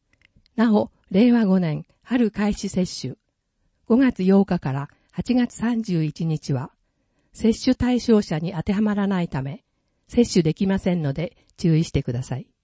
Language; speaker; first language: Japanese; native; Japanese